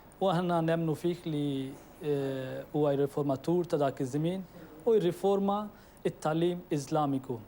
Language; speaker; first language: Maltese; non-native, fluent; Urdu